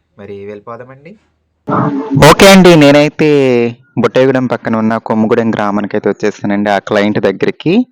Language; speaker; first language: Telugu; native; Telugu